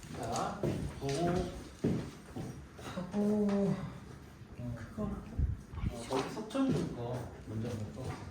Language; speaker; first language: Korean; native; Korean